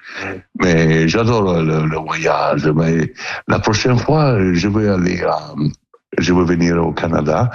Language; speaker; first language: French; non-native, learner; Italian